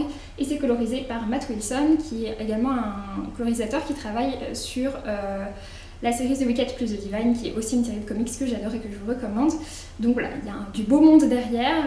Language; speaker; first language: French; native; French